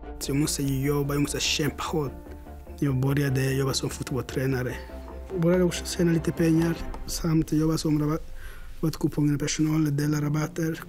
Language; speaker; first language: Swedish; non-native, learner; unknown